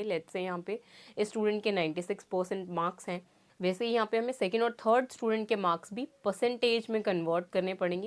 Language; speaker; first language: Hindi; native; Hindi